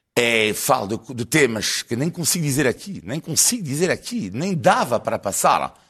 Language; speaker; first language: Portuguese; non-native, fluent; French